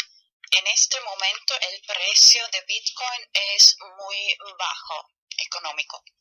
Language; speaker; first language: Spanish; non-native, learner; German